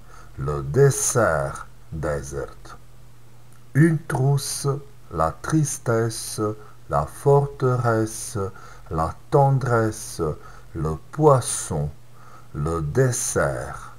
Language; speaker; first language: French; non-native, fluent; Serbian